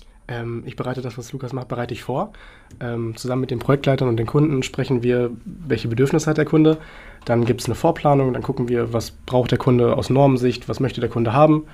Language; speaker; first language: German; native; German